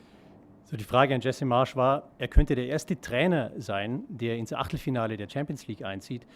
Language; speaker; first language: German; native; German